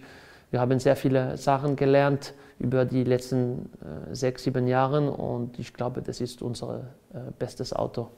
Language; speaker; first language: German; non-native, fluent; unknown